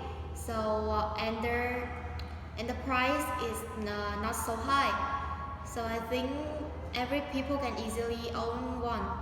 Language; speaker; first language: English; non-native, learner; Vietnamese